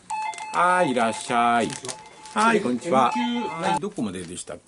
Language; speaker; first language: Japanese; native; Japanese